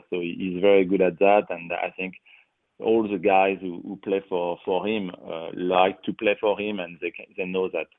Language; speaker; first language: English; non-native, fluent; French